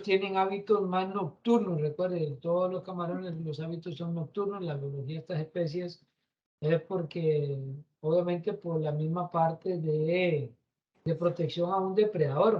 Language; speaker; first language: Spanish; native; Spanish